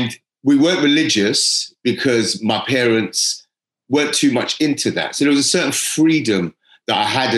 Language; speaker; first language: English; native; English